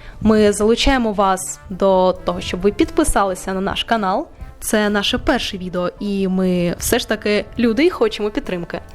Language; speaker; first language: Ukrainian; native; Ukrainian